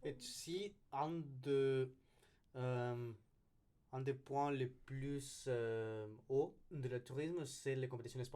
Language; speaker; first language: French; non-native, learner; Spanish